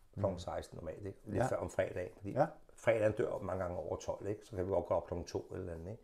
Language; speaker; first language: Danish; native; Danish